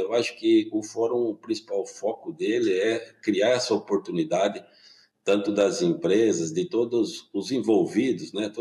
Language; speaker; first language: Portuguese; native; Portuguese